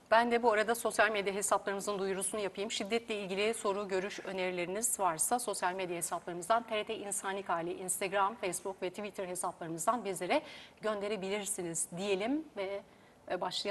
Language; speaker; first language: Turkish; native; Turkish